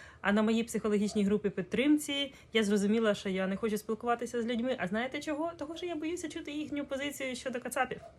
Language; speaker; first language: Ukrainian; non-native, local second language; Russian